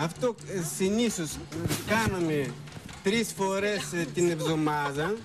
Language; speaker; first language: Greek; non-native, fluent; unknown